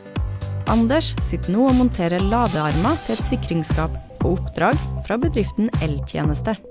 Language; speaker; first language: Norwegian; native; Norwegian